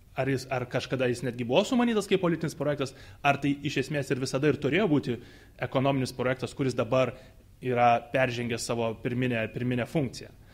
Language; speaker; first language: Lithuanian; native; Lithuanian